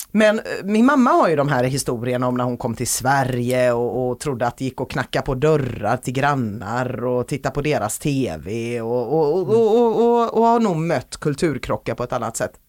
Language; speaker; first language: Swedish; native; Swedish